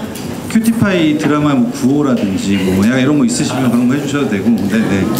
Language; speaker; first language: Korean; native; Korean